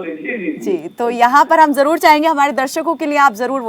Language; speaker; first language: Hindi; native; Hindi